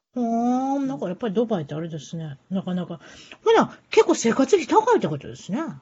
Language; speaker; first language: Japanese; native; Japanese